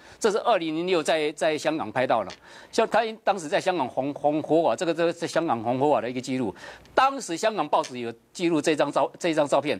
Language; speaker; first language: Chinese; native; Chinese